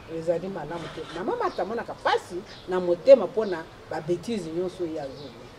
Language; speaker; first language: Lingala; non-native, local second language; Luba-Lulua